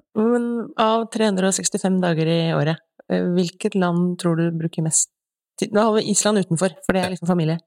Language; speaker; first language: Norwegian; native; Norwegian